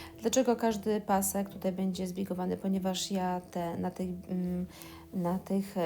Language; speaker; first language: Polish; native; Polish